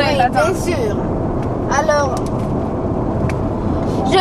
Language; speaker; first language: French; non-native, learner; Georgian